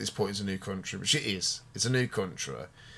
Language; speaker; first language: English; native; English